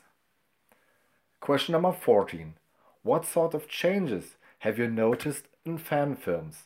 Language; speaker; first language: English; non-native, fluent; German